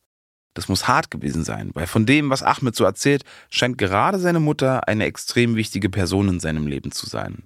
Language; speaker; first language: German; native; German